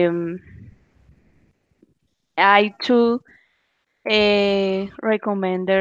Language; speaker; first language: English; non-native, learner; Spanish